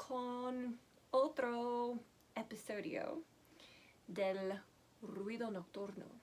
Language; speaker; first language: Spanish; non-native, fluent; English